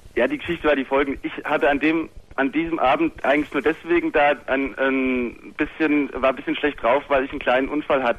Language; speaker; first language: German; native; German